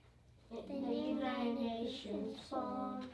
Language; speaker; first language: English; native; English